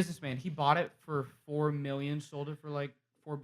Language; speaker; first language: English; native; English